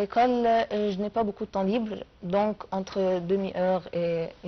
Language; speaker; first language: French; non-native, fluent; Arabic